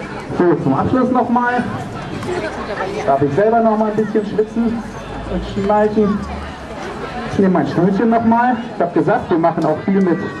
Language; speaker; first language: German; native; German